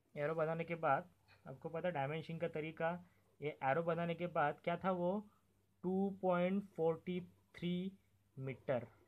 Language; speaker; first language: Hindi; non-native, local second language; Marathi